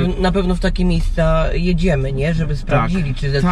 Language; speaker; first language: Polish; native; Polish